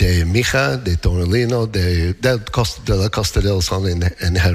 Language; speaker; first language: Spanish; non-native, fluent; English